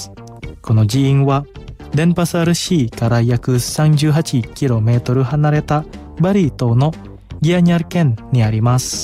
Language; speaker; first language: Japanese; non-native, fluent; Indonesian